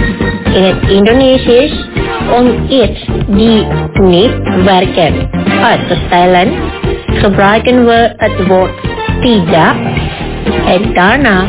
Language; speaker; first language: Dutch; non-native, learner; Indonesian